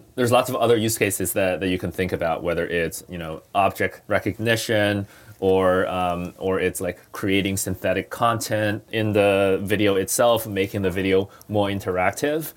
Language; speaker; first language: English; non-native, fluent; Chinese